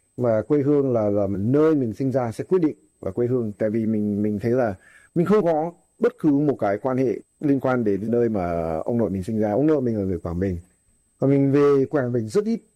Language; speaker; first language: Vietnamese; non-native, fluent; English